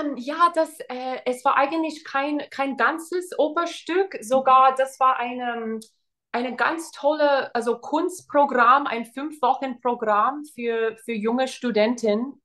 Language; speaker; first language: German; non-native, fluent; English